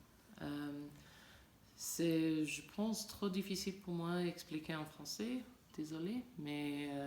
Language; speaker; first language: French; non-native, learner; English